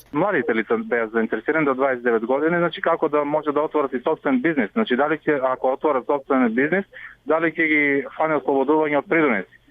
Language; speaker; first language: Macedonian; native; Macedonian